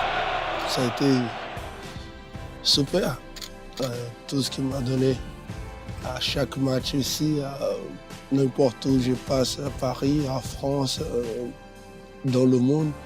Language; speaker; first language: French; non-native, fluent; Portuguese